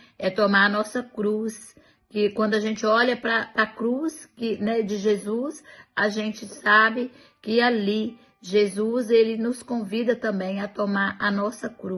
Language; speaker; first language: Portuguese; native; Portuguese